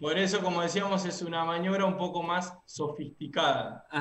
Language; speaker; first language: Spanish; native; Spanish